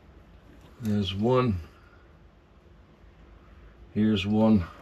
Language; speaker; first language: English; non-native, fluent; Dutch